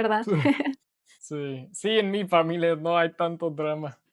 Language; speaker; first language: Spanish; non-native, learner; English